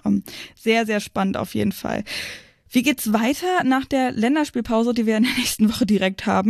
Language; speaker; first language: German; native; German